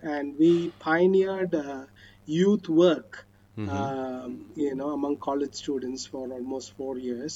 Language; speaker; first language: English; non-native, local second language; Malayalam